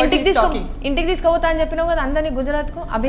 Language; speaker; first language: Telugu; native; Telugu